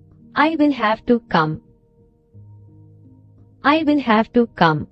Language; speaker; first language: English; non-native, fluent; Urdu